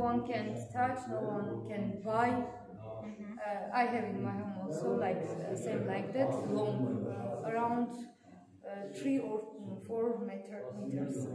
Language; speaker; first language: English; non-native, learner; Armenian